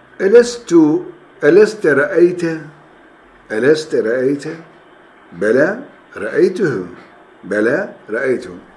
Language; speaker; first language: Arabic; non-native, fluent; Turkish